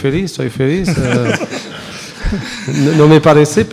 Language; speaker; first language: Spanish; non-native, learner; French